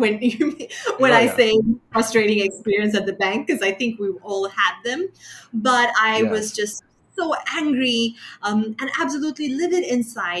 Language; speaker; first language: English; non-native, local second language; Sinhala